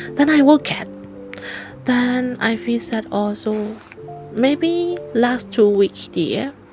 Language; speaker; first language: English; non-native, learner; Burmese